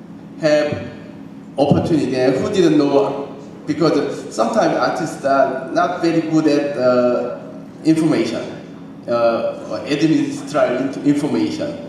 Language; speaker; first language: English; non-native, learner; Korean